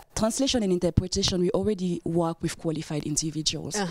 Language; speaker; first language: English; non-native, fluent; French